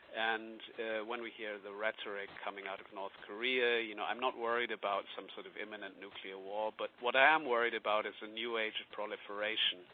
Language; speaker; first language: English; non-native, fluent; German